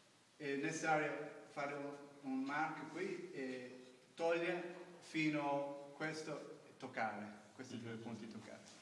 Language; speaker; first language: Italian; non-native, learner; English